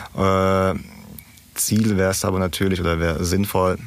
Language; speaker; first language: German; early bilingual, other home language; Russian